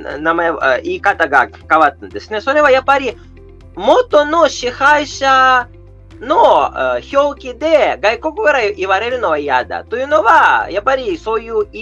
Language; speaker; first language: Japanese; non-native, fluent; Russian